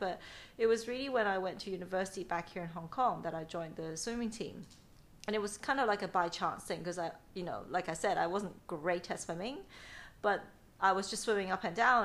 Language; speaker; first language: English; non-native, local second language; Cantonese